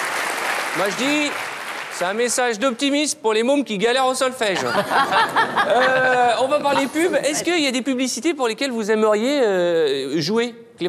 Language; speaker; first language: French; native; French